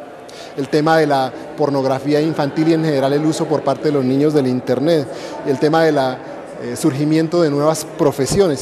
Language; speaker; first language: Spanish; native; Spanish